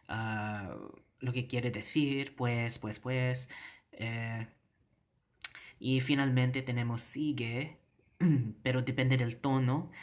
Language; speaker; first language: Spanish; non-native, learner; Cebuano